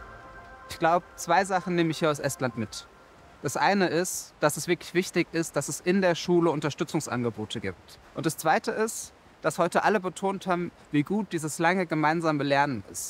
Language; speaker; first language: German; native; German